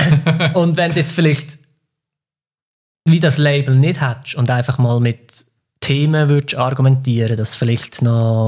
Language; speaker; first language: German; native; German